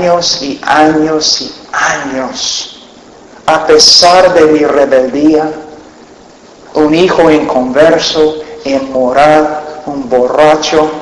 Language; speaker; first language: Spanish; non-native, fluent; English